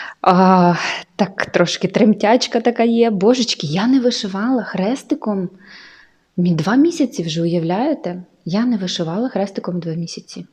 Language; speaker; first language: Ukrainian; native; Ukrainian